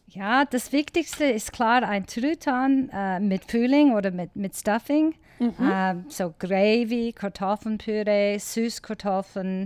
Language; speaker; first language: German; non-native, learner; English